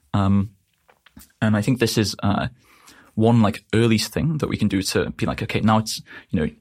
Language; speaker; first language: English; native; English